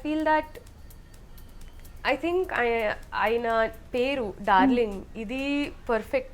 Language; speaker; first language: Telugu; non-native, local second language; Hindi